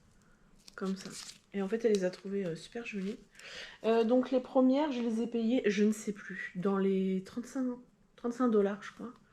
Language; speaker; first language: French; native; French